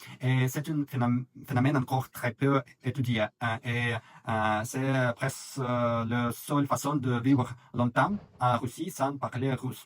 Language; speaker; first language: French; non-native, learner; Russian